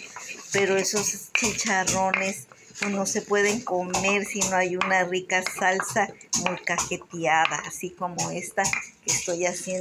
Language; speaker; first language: Spanish; native; Spanish